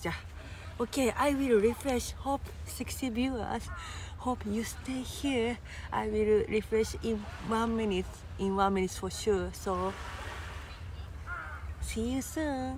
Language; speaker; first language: English; non-native, fluent; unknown